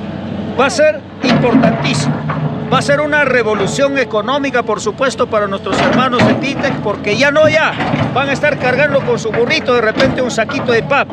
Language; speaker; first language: Spanish; native; Spanish